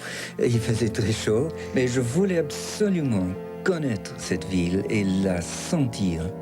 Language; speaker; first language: French; non-native, fluent; English